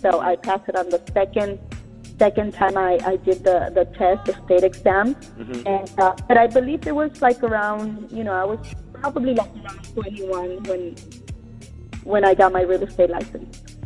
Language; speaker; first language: English; early bilingual, other home language; Spanish